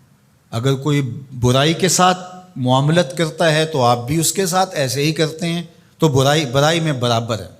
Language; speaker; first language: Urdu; non-native, local second language; Punjabi